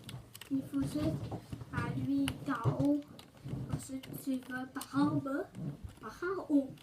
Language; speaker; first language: French; native; French